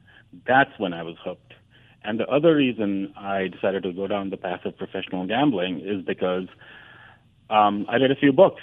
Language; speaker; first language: English; non-native, local second language; Hindi